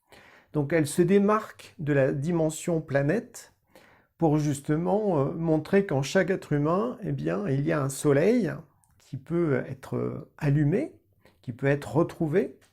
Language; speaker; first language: French; native; French